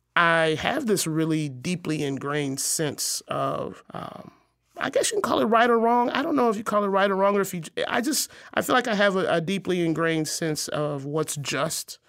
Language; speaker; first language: English; native; English